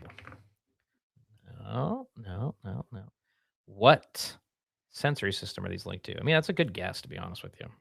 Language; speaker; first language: English; native; English